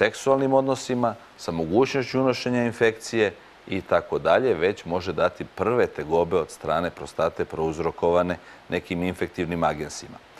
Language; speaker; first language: Croatian; native; Croatian